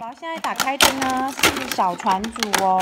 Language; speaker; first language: Chinese; native; Chinese